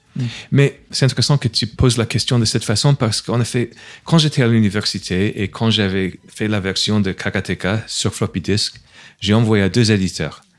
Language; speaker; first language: French; non-native, fluent; English